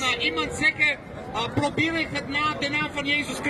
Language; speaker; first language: Dutch; non-native, learner; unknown